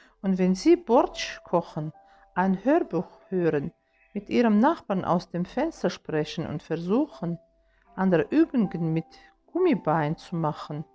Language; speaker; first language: German; non-native, fluent; Russian